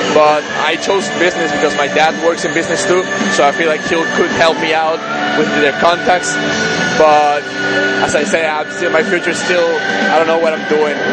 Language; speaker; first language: English; non-native, fluent; Spanish